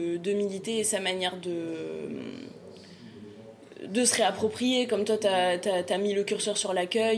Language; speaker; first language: French; native; French